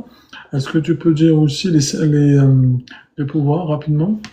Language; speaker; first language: French; native; French